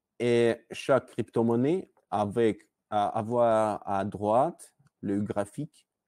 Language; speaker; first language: French; non-native, learner; Russian